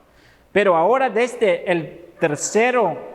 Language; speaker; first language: Spanish; non-native, fluent; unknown